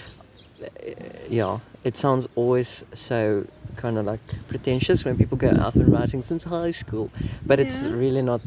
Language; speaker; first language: English; non-native, local second language; Afrikaans